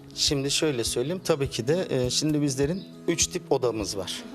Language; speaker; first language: Turkish; native; Turkish